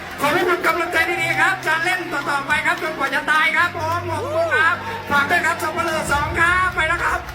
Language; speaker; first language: Thai; native; Thai